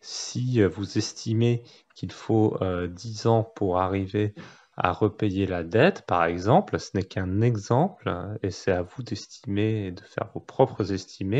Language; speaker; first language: French; native; French